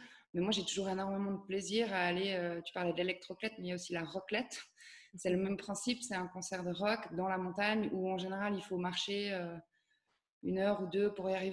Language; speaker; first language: French; native; French